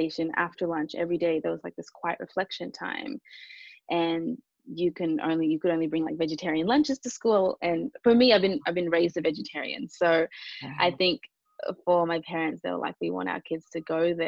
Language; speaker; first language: English; early bilingual, other home language; Japanese